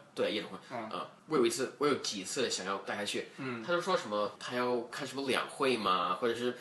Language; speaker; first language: Chinese; non-native, fluent; English